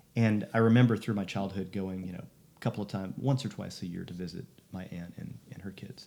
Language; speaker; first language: English; native; English